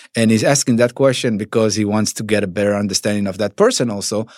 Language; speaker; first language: English; non-native, fluent; Hebrew